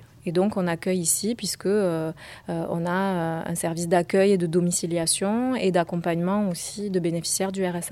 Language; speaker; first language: French; native; French